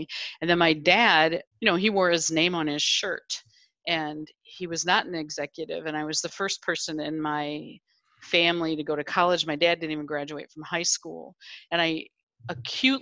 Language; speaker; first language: English; native; English